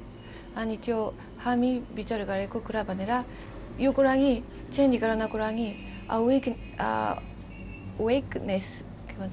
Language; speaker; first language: Nepali; non-native, learner; Japanese